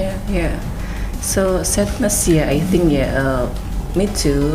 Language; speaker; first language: English; non-native, learner; Indonesian